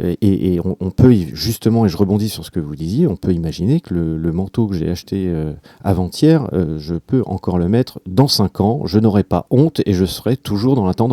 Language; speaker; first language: French; native; French